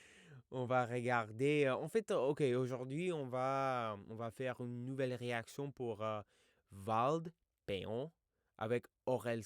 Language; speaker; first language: French; non-native, fluent; English